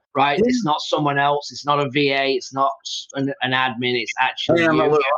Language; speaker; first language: English; native; English